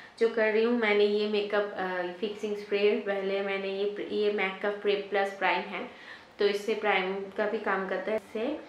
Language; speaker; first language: Hindi; non-native, local second language; Bangla